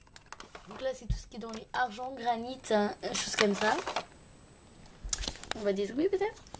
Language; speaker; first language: French; native; French